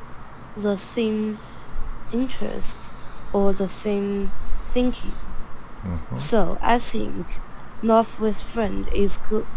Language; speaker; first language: English; non-native, learner; Chinese